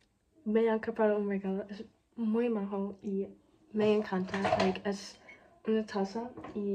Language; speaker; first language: Spanish; non-native, learner; English